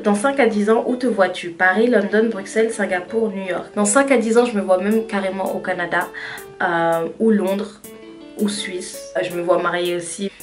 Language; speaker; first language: French; early bilingual, other home language; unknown